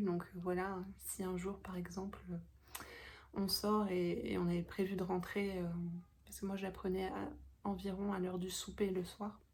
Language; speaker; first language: French; native; French